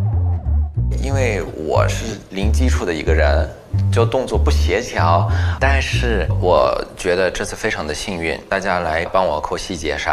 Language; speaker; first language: Chinese; non-native, fluent; Russian